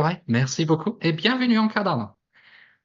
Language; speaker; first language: French; non-native, fluent; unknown